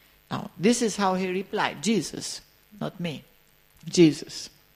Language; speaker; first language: English; early bilingual, other home language; Greek